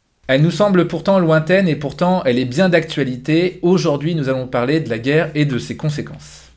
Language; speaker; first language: French; native; French